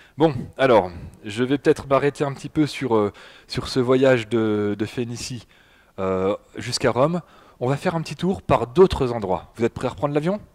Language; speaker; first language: French; native; French